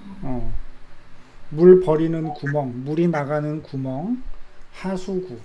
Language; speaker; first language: Korean; native; Korean